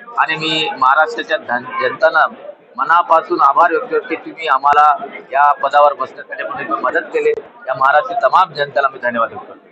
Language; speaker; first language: Marathi; non-native, local second language; Telugu